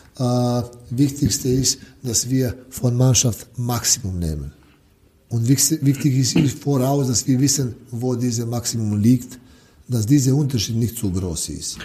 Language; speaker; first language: German; non-native, learner; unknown